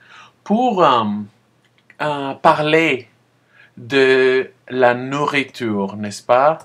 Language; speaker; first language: French; non-native, fluent; Spanish